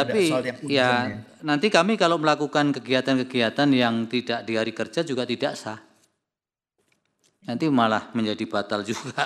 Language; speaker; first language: Indonesian; native; Indonesian